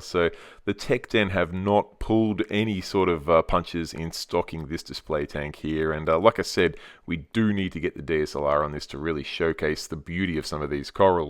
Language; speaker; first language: English; native; English